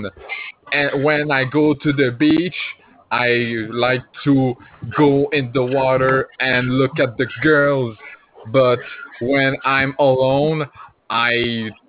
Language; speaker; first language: English; non-native, fluent; French